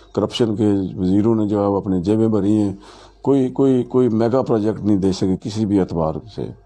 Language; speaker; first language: Urdu; non-native, local second language; Pahari-Potwari